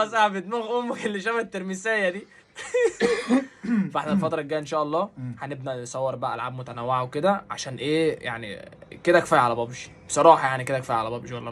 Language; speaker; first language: Arabic; native; Arabic